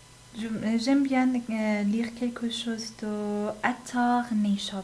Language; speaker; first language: French; non-native, fluent; Persian